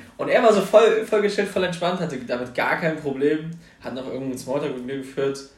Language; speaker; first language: German; early bilingual, other home language; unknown